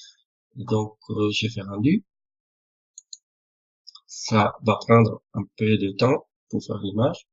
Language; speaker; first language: French; non-native, fluent; Spanish